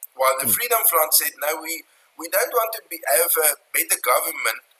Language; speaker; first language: English; non-native, local second language; Afrikaans